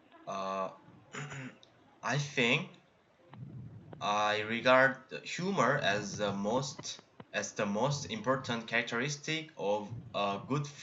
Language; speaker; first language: English; non-native, learner; Korean